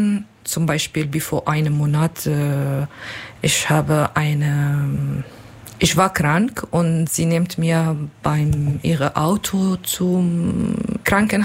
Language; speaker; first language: German; non-native, learner; Kurdish